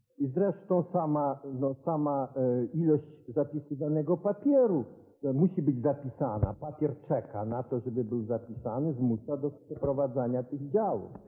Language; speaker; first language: Polish; native; Polish